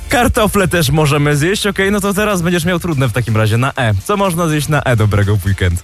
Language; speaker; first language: Polish; native; Polish